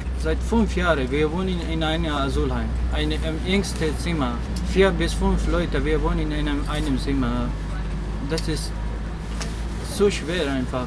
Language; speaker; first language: German; non-native, learner; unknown